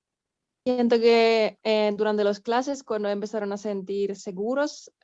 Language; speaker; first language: Spanish; non-native, fluent; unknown